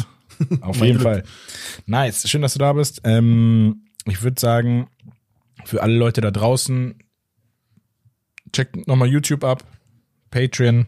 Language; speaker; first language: German; native; German